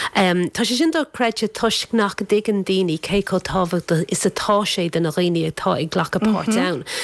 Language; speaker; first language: Irish; non-native, local second language; English